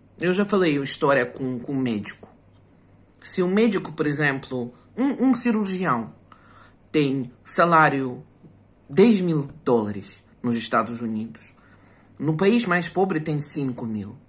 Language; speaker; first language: Portuguese; non-native, fluent; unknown